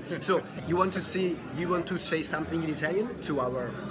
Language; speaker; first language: English; non-native, learner; Italian